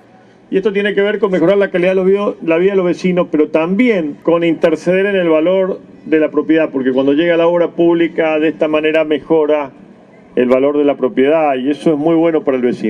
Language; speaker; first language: Spanish; native; Spanish